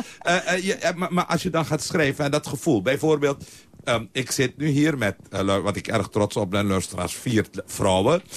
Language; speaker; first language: Dutch; native; Dutch